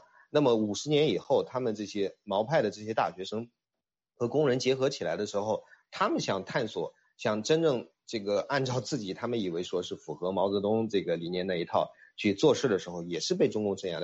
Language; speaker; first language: Chinese; native; Chinese